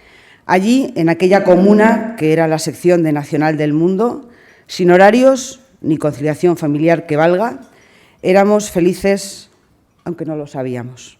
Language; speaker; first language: Spanish; native; Spanish